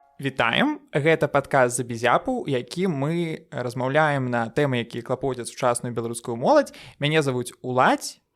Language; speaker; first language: Belarusian; non-native, local second language; Russian